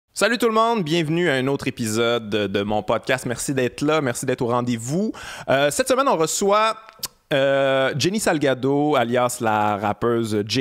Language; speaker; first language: French; native; French